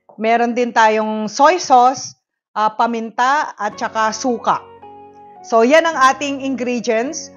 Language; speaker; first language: Filipino; non-native, local second language; Iloko